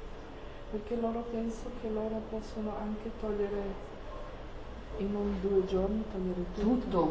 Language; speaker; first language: Italian; non-native, fluent; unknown